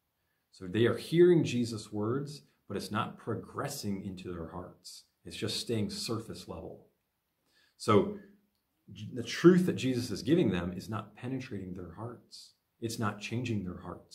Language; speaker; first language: English; native; English